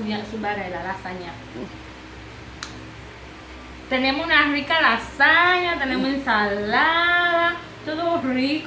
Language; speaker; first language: Spanish; early bilingual, heritage; Haitian Creole